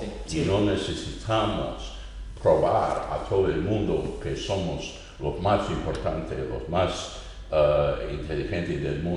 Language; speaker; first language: Spanish; non-native, fluent; English